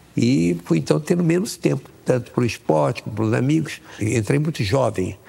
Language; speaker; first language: Portuguese; native; Portuguese